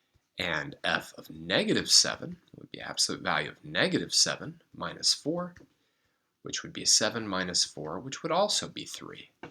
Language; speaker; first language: English; native; English